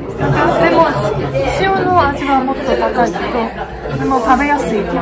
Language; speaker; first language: Japanese; non-native, learner; Korean